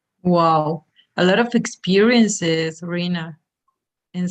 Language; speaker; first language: English; non-native, fluent; Spanish